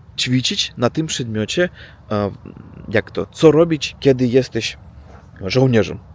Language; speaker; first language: Polish; non-native, learner; Russian